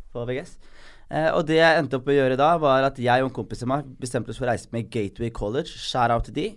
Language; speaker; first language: Norwegian; early bilingual, other home language; Somali